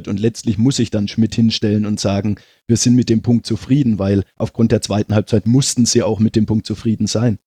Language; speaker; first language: German; native; German